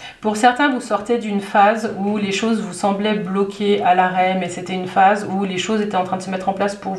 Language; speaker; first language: French; native; French